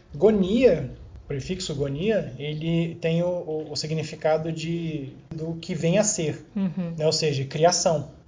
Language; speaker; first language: Portuguese; native; Portuguese